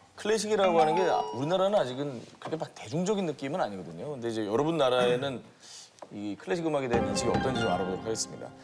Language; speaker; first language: Korean; native; Korean